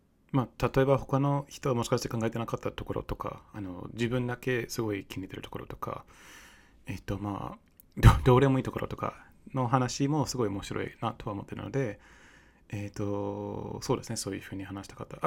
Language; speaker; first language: Japanese; non-native, fluent; English